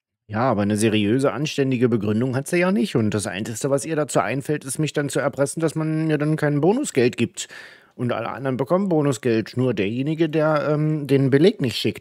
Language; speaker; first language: German; native; German